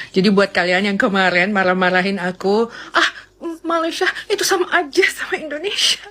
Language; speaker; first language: Indonesian; native; Indonesian